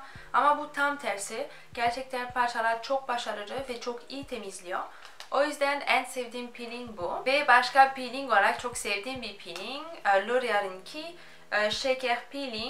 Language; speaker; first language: Turkish; non-native, fluent; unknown